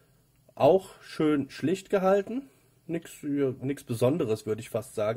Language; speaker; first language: German; native; German